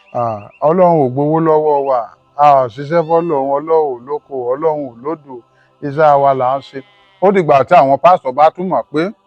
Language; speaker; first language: Yoruba; native; Yoruba